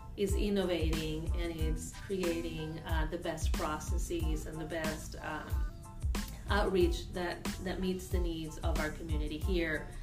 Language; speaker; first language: English; non-native, fluent; Spanish